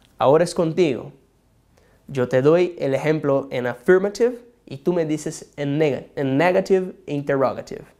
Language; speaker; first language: Spanish; non-native, fluent; Portuguese